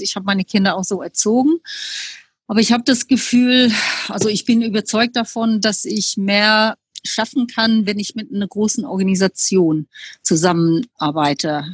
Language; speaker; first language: German; non-native, fluent; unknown